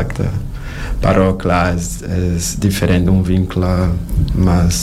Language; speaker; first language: Catalan; non-native, learner; Portuguese